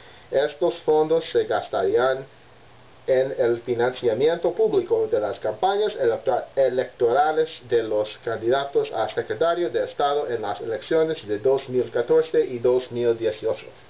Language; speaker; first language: Spanish; non-native, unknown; English